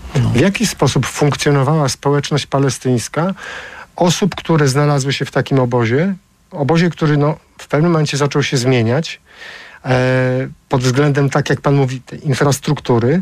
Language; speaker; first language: Polish; native; Polish